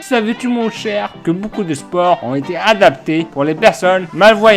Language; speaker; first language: French; native; French